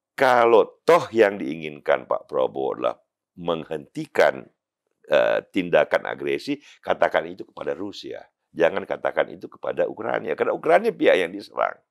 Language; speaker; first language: Indonesian; native; Indonesian